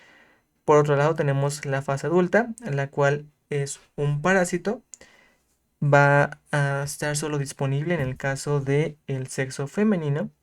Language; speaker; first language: Spanish; native; Spanish